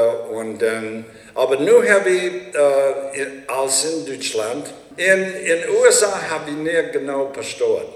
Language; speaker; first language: German; early bilingual, heritage; Low German